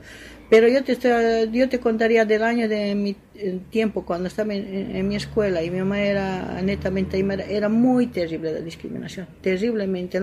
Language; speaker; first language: Spanish; non-native, local second language; Aymara